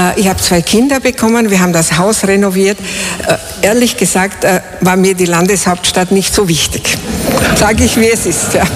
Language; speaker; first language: German; non-native, fluent; Slovak